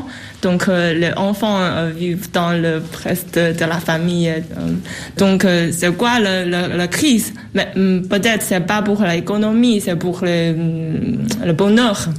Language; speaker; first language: French; non-native, learner; Chinese